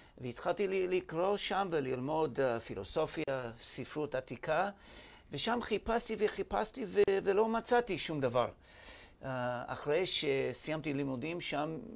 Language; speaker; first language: Hebrew; non-native, fluent; English